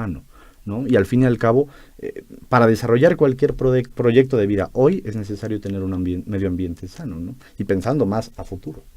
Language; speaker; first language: Spanish; native; Spanish